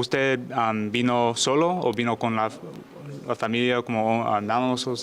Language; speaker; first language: Spanish; non-native, learner; English